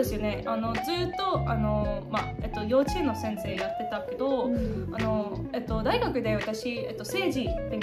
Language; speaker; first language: Japanese; non-native, fluent; English